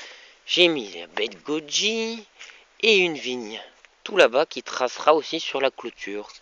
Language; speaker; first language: French; native; French